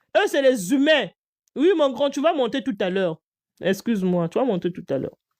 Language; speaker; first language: French; non-native, local second language; Lingala